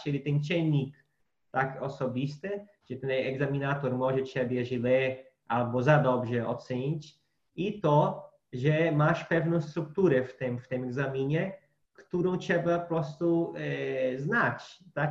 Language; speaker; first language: Polish; non-native, fluent; Portuguese